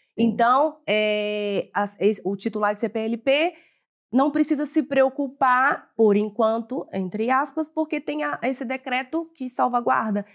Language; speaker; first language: Portuguese; native; Portuguese